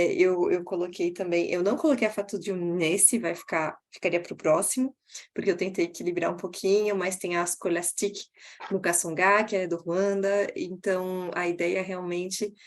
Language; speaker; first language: Portuguese; early bilingual, heritage; Portuguese